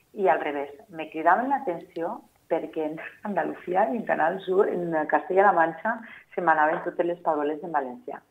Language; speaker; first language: Catalan; non-native, local second language; Spanish